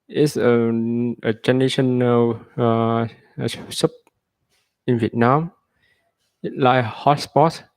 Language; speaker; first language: English; non-native, learner; Vietnamese